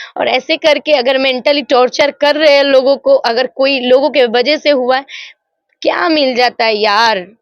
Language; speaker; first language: Hindi; non-native, local second language; Bangla